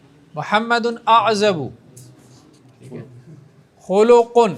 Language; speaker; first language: Arabic; non-native, fluent; Urdu